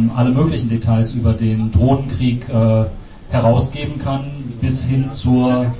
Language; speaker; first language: German; native; German